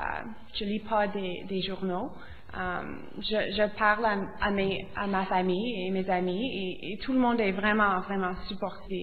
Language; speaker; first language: French; non-native, local second language; English